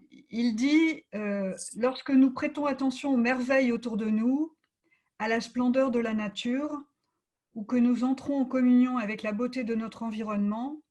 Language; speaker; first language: French; native; French